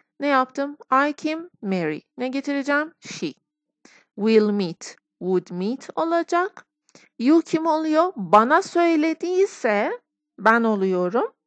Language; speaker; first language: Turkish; non-native, fluent; Persian